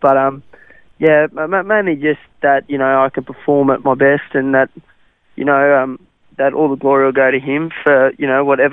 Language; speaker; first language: English; non-native, local second language; Afrikaans